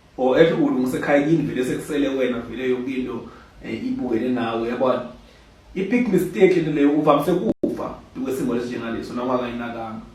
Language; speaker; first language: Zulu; non-native, local second language; Swati